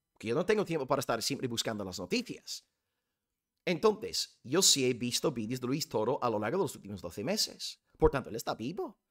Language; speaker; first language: Spanish; non-native, fluent; English